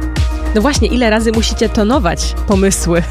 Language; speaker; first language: Polish; native; Polish